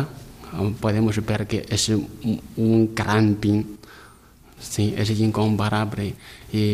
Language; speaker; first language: Spanish; non-native, learner; Chinese